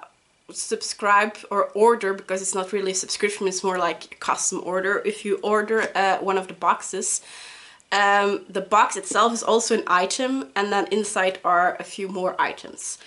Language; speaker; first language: English; non-native, fluent; Dutch